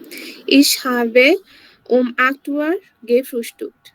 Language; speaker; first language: German; non-native, learner; Bangla